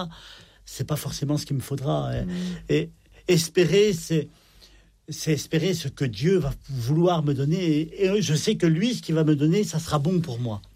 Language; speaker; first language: French; native; French